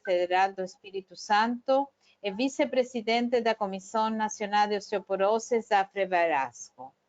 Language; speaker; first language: Portuguese; non-native, fluent; Spanish